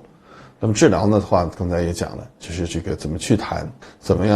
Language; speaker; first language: Chinese; native; Chinese